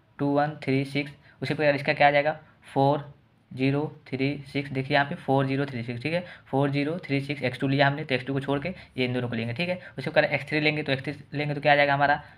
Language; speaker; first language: Hindi; native; Hindi